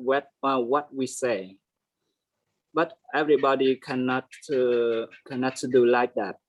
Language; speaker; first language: English; non-native, learner; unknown